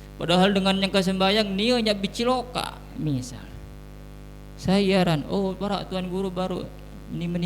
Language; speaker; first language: Indonesian; non-native, local second language; Sasak